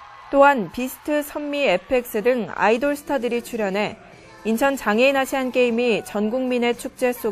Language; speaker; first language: Korean; native; Korean